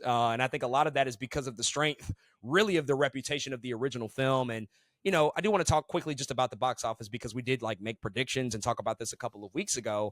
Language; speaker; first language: English; native; English